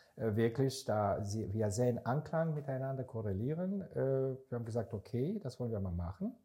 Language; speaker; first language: German; non-native, fluent; Hebrew